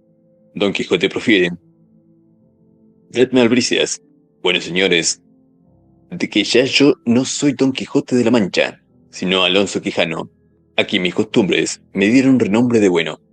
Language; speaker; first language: Spanish; native; Spanish